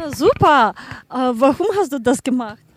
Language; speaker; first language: German; non-native, learner; Ukrainian